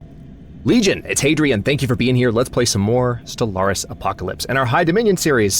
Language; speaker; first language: English; native; English